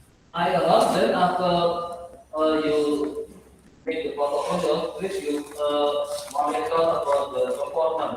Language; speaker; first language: English; non-native, learner; Indonesian